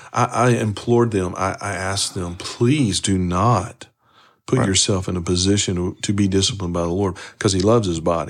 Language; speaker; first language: English; native; English